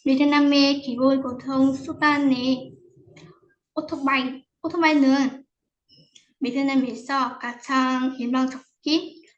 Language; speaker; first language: Korean; non-native, fluent; Vietnamese